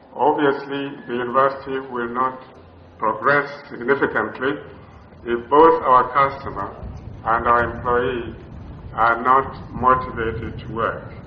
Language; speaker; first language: English; non-native, local second language; Luyia